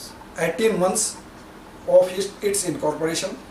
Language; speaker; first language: English; non-native, local second language; Hindi